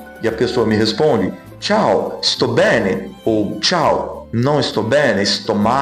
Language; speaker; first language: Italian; non-native, fluent; Portuguese